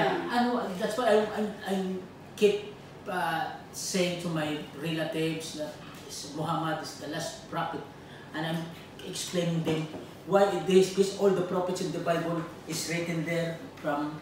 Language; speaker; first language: English; non-native, learner; Filipino